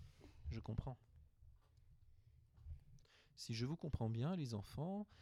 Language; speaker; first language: French; native; French